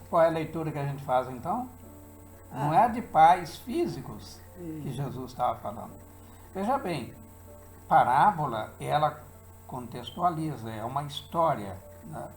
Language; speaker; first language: Portuguese; native; Portuguese